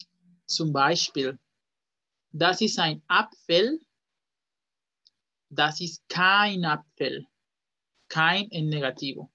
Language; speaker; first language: German; non-native, fluent; Spanish